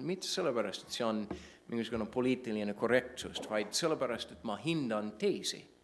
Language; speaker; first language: Estonian; non-native, fluent; English